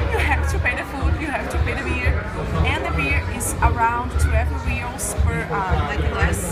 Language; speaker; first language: English; non-native, fluent; Portuguese